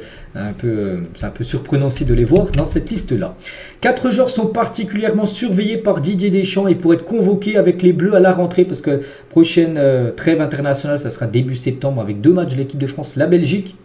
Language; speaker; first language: French; native; French